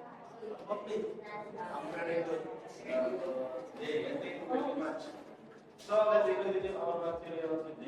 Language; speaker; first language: English; non-native, learner; Indonesian